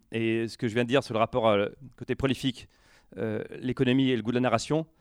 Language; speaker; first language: French; native; French